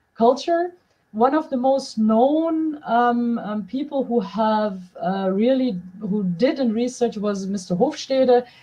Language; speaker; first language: English; non-native, fluent; German